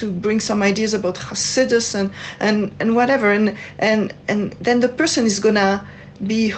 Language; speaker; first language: English; non-native, fluent; French